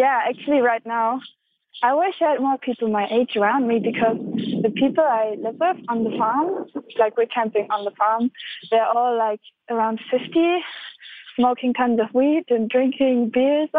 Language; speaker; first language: English; non-native, fluent; German